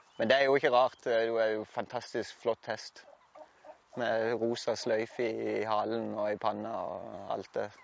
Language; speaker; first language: Norwegian; native; Norwegian